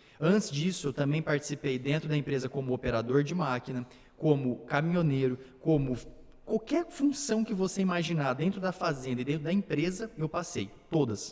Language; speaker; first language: Portuguese; early bilingual, other home language; Slovak